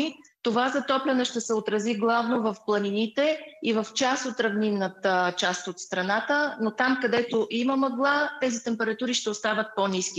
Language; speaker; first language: Bulgarian; native; Bulgarian